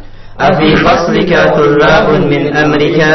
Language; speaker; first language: Arabic; non-native, learner; Indonesian